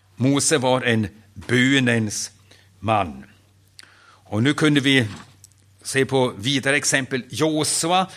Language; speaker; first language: Swedish; non-native, fluent; German